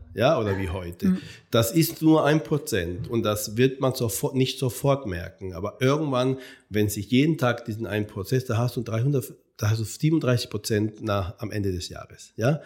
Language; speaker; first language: German; non-native, fluent; Spanish